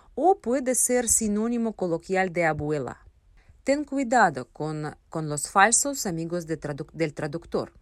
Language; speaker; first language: Spanish; non-native, fluent; Russian